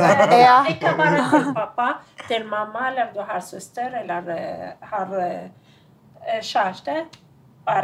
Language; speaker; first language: Norwegian; non-native, learner; Arabic